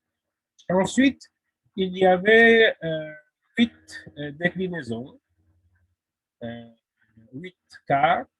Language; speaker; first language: French; non-native, fluent; Russian